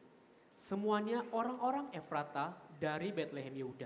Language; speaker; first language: Indonesian; native; Indonesian